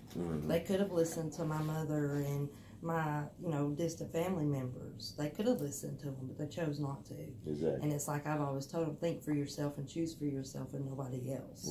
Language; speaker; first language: English; native; English